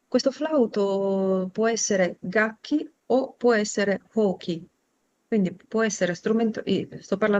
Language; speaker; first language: Italian; native; Italian